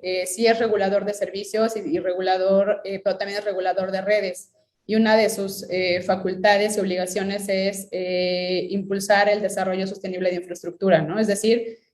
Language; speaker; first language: Spanish; native; Spanish